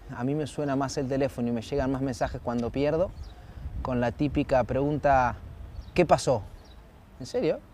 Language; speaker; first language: Spanish; native; Spanish